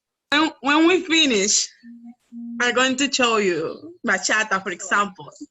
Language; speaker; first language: English; non-native, learner; Spanish